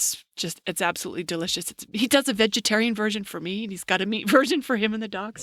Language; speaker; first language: English; native; English